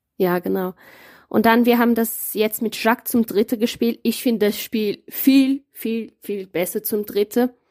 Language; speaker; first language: German; non-native, learner; Portuguese